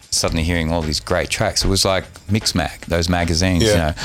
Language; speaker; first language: English; native; English